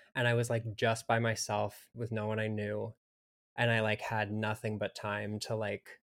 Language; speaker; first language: English; native; English